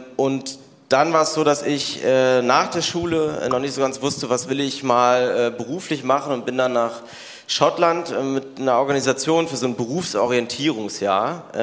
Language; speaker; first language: German; native; German